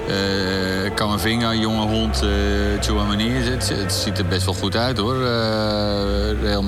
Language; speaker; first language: Dutch; native; Dutch